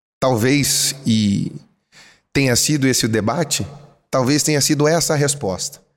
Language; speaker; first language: Portuguese; native; Portuguese